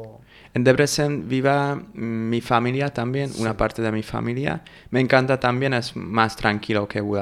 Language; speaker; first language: Spanish; non-native, fluent; Hungarian